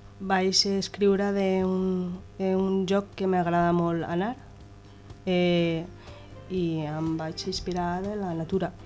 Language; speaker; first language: Catalan; non-native, local second language; Spanish